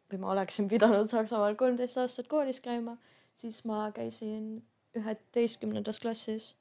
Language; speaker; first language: Estonian; non-native, fluent; German